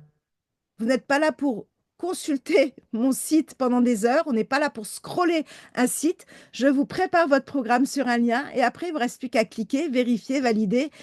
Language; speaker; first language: French; native; French